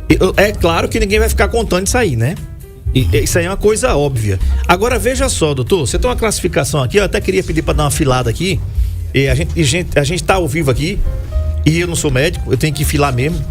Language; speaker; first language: Portuguese; native; Portuguese